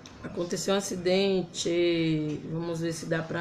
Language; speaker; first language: Portuguese; native; Portuguese